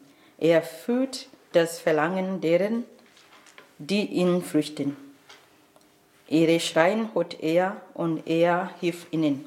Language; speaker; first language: German; non-native, fluent; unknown